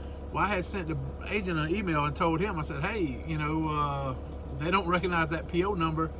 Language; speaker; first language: English; native; English